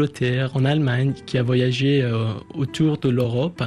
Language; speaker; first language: French; non-native, fluent; Persian